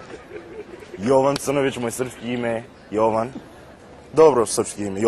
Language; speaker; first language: Serbian; non-native, learner; English